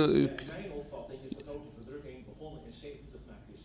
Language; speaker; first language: Dutch; native; Dutch